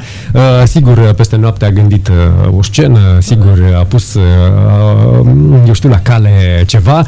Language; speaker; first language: Romanian; native; Romanian